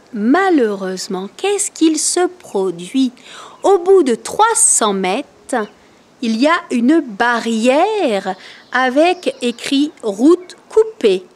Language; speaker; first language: French; native; French